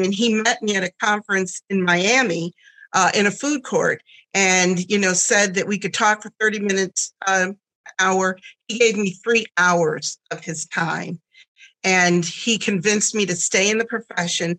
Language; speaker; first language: English; early bilingual, other home language; German